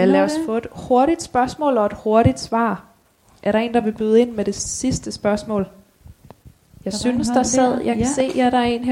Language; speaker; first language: Danish; native; Danish